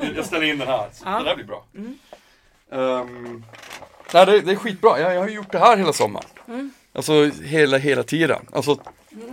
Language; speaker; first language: Swedish; native; Swedish